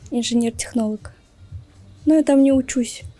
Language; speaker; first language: Russian; non-native, local second language; Turkmen